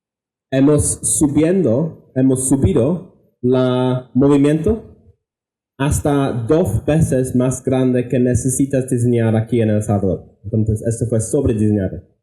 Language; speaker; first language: Spanish; non-native, fluent; English